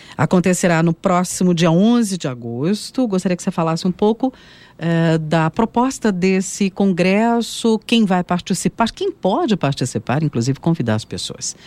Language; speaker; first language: Portuguese; native; Portuguese